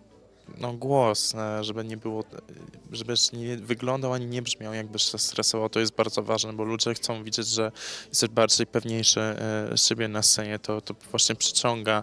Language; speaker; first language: Polish; early bilingual, heritage; English